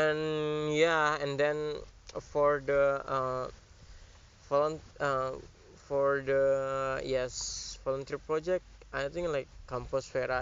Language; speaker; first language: English; non-native, learner; Indonesian